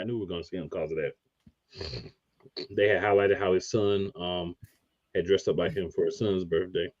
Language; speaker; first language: English; native; English